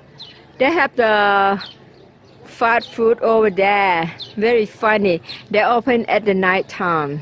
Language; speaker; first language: English; non-native, learner; Thai